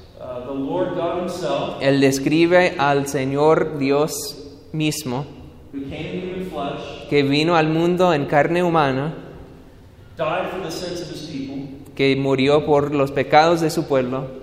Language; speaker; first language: Spanish; non-native, learner; English